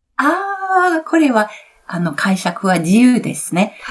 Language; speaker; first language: Japanese; non-native, fluent; Italian